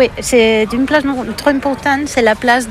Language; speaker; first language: French; non-native, learner; Catalan